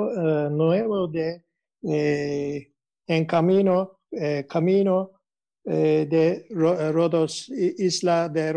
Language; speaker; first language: Spanish; non-native, learner; Turkish